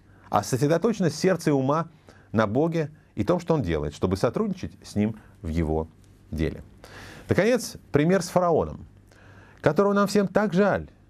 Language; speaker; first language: Russian; native; Russian